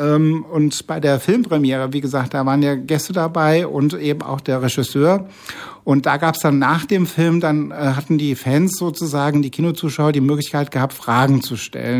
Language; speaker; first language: German; native; German